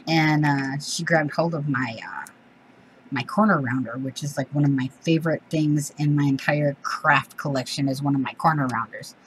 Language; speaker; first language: English; native; English